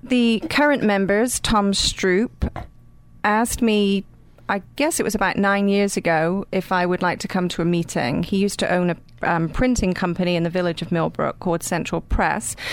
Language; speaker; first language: English; native; English